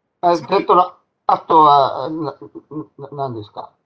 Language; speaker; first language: Japanese; non-native, fluent; Chinese